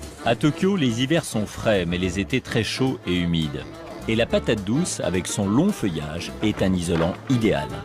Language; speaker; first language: French; native; French